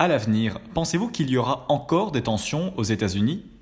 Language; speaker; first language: French; native; French